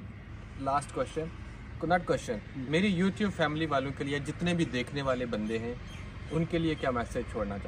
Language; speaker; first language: Hindi; native; Hindi